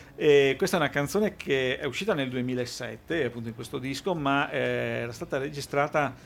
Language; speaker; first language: Italian; native; Italian